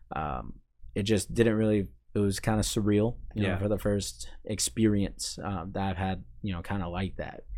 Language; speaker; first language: English; native; English